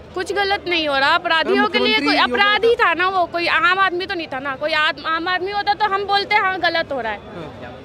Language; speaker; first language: Hindi; native; Hindi